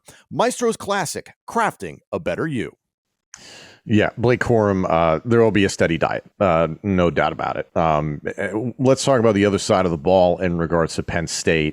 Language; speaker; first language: English; native; English